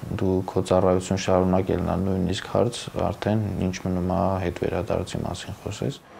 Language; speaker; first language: Armenian; native; Armenian